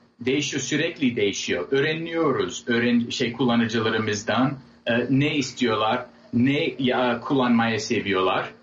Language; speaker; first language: Turkish; non-native, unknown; English